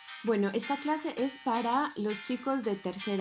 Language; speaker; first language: Spanish; non-native, fluent; French